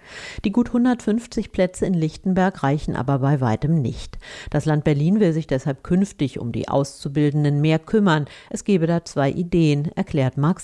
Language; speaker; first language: German; native; German